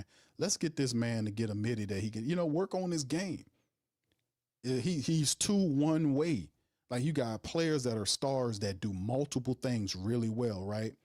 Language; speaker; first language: English; native; English